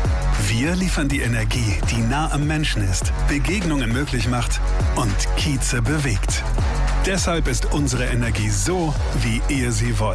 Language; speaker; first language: German; native; German